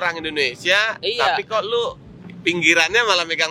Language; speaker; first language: Indonesian; native; Indonesian